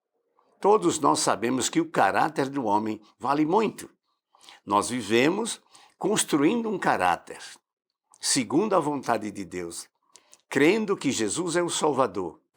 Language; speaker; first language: Portuguese; native; Portuguese